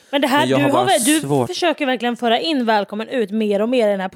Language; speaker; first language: Swedish; native; Swedish